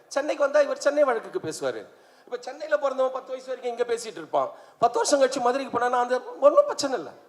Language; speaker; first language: Tamil; native; Tamil